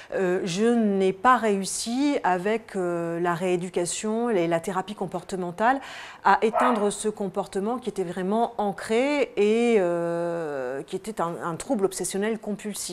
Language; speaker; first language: French; native; French